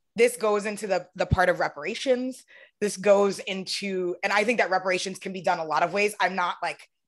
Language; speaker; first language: English; native; English